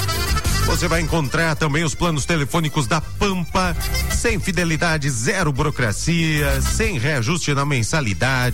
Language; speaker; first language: Portuguese; native; Portuguese